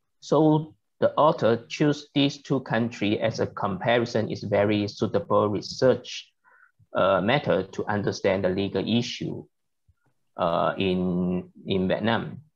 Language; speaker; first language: English; non-native, learner; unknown